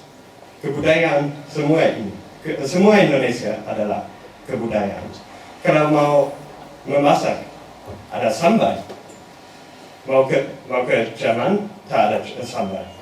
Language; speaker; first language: Indonesian; non-native, learner; German